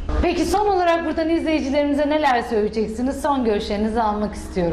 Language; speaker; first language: Turkish; native; Turkish